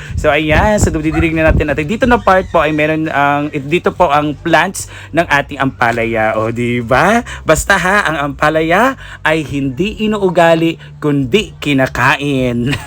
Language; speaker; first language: Filipino; non-native, local second language; Cebuano